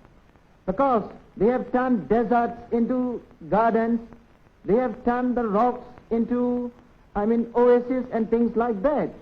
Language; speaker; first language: English; non-native, local second language; Burmese